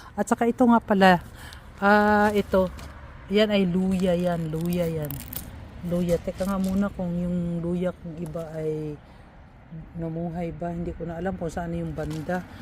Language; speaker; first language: Filipino; native; Filipino